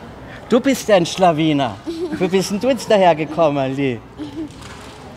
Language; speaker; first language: German; native; German